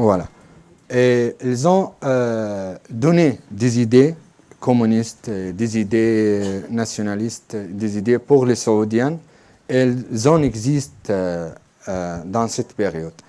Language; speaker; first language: French; non-native, learner; Arabic